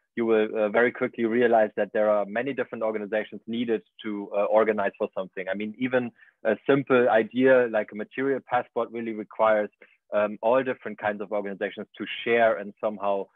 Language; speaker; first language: English; non-native, fluent; German